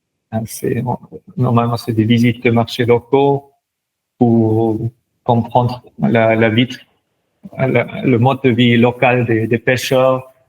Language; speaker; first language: French; non-native, local second language; German